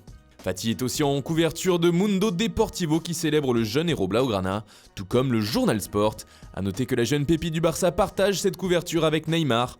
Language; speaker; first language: French; native; French